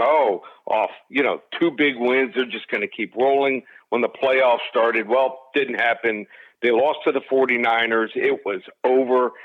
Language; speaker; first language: English; native; English